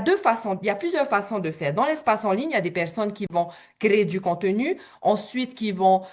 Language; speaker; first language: French; native; French